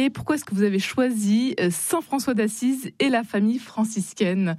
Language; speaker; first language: French; native; French